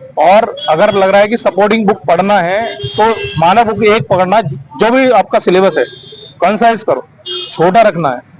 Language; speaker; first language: Hindi; native; Hindi